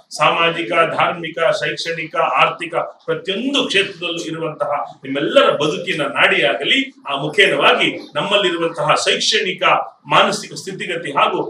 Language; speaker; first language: Kannada; native; Kannada